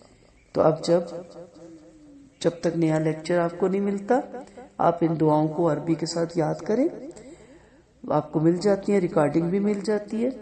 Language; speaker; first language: Urdu; native; Urdu